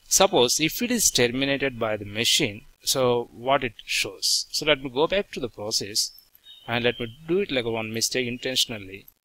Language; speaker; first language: English; non-native, local second language; Telugu